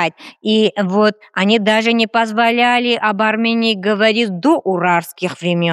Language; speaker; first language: Russian; non-native, fluent; Armenian